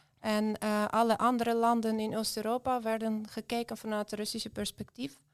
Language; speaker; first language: Dutch; non-native, fluent; Ukrainian